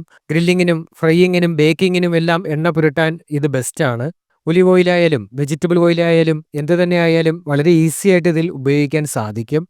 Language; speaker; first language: Malayalam; native; Malayalam